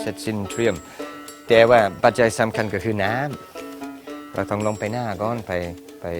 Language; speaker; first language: Thai; non-native, fluent; English